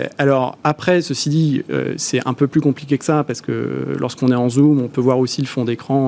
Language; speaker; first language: French; native; French